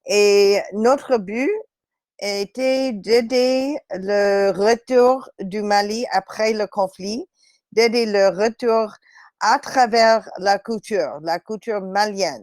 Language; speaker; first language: French; non-native, fluent; English